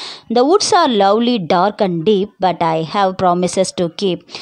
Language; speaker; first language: English; non-native, local second language; Tamil